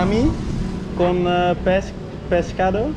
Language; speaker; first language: Spanish; non-native, learner; Dutch